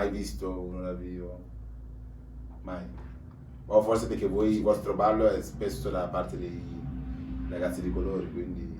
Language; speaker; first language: Italian; native; Italian